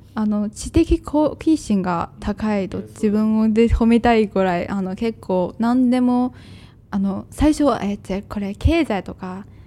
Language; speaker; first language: Japanese; non-native, fluent; Chinese